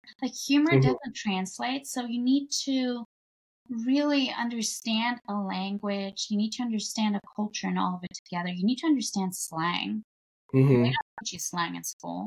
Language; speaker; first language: English; non-native, fluent; Bulgarian